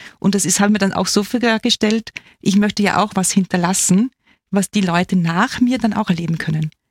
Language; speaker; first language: German; native; German